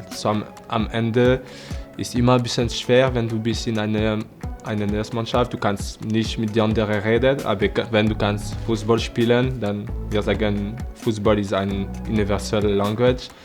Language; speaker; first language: German; non-native, learner; French